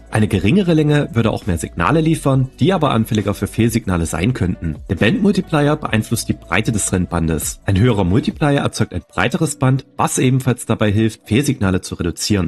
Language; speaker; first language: German; native; German